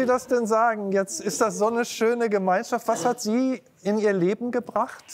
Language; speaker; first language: German; native; German